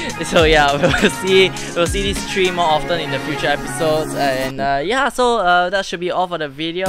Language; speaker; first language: English; non-native, local second language; Korean